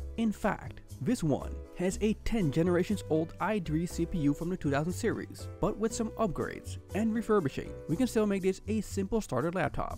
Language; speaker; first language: English; non-native, fluent; Dutch